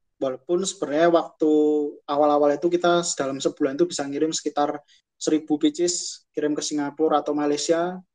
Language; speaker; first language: Indonesian; native; Indonesian